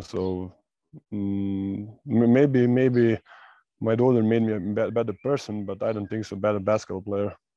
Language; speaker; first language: English; non-native, fluent; Serbian